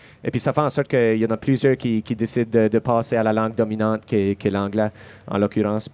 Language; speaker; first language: French; native; French